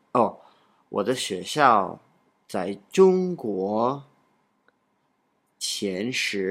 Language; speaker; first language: Chinese; non-native, learner; English